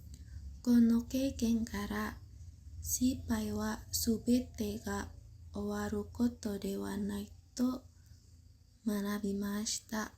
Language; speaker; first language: Japanese; non-native, learner; Indonesian